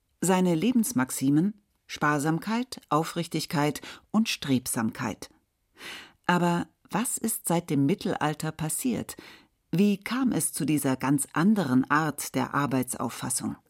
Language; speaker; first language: German; native; German